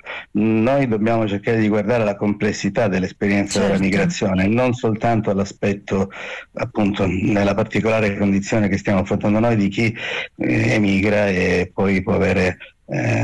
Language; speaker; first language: Italian; native; Italian